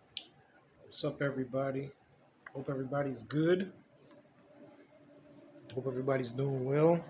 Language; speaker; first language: English; native; English